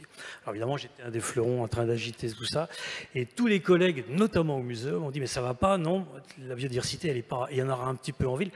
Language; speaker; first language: French; native; French